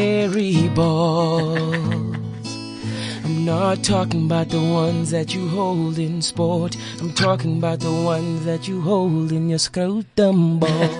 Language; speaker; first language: English; non-native, local second language; Xhosa